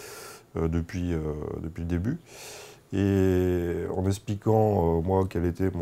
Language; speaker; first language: French; native; French